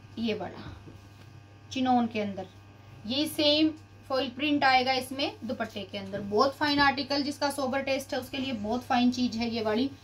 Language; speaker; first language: Hindi; native; Hindi